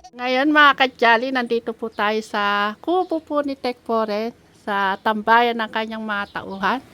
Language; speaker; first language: Filipino; native; Filipino